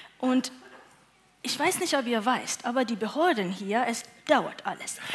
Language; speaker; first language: German; non-native, learner; Persian